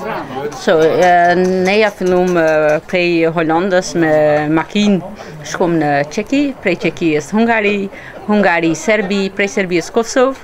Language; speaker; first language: Albanian; early bilingual, heritage; Albanian